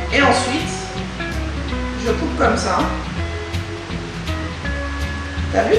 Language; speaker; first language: French; native; French